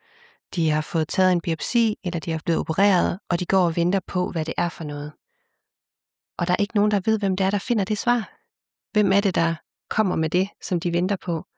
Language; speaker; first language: Danish; native; Danish